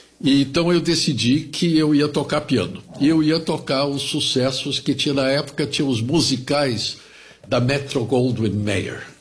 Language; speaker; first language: Portuguese; early bilingual, other home language; German